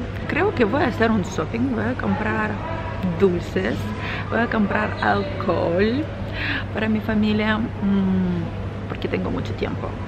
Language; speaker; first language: Spanish; non-native, fluent; Ukrainian